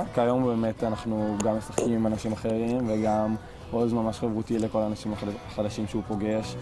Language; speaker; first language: Hebrew; native; Hebrew